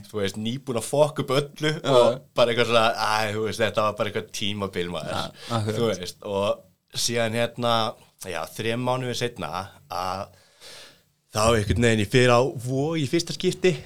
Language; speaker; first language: Icelandic; native; Icelandic